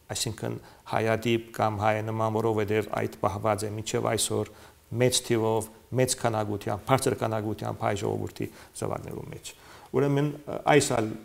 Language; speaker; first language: Armenian; early bilingual, heritage; Armenian